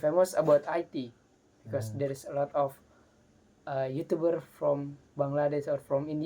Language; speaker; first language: English; non-native, learner; Indonesian